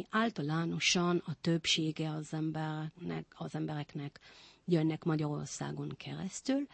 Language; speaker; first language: Hungarian; non-native, fluent; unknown